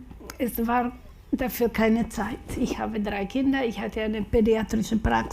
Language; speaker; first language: German; non-native, fluent; Slovak